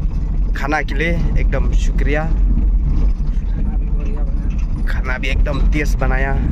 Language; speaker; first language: Hindi; non-native, local second language; Khasi